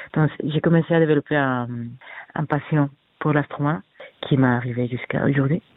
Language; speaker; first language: French; non-native, fluent; Spanish